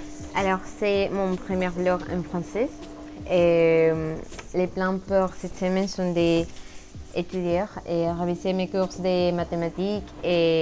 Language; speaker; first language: French; non-native, learner; Spanish